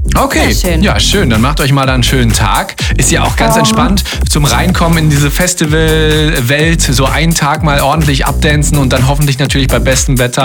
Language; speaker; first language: German; native; German